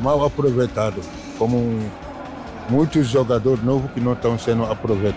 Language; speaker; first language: Portuguese; non-native, fluent; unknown